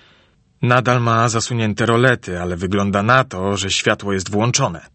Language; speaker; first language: Polish; native; Polish